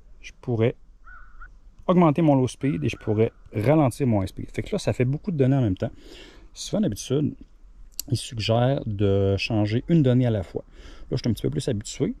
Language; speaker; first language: French; native; French